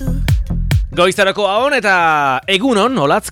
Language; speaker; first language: Basque; native; Basque